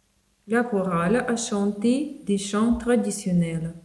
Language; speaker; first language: French; non-native, fluent; Ukrainian